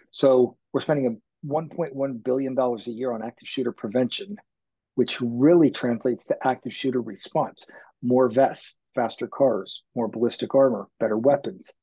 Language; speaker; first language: English; native; English